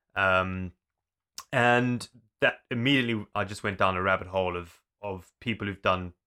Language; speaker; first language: English; native; English